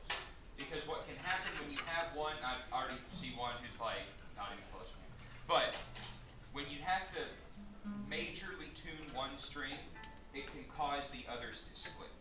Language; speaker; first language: English; native; English